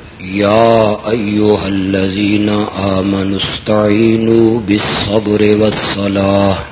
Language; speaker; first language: Urdu; non-native, local second language; Punjabi